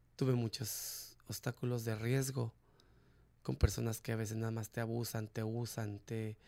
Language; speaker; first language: Spanish; native; Spanish